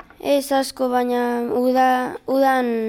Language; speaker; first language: Basque; non-native, local second language; Spanish